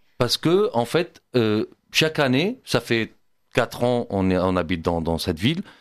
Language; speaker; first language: French; non-native, fluent; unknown